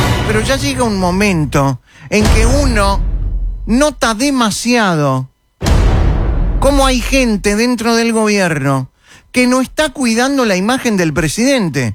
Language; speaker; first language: Spanish; native; Spanish